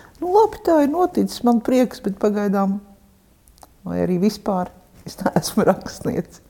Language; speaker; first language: Latvian; non-native, local second language; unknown